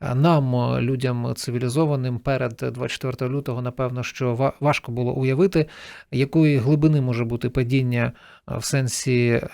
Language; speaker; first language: Ukrainian; native; Ukrainian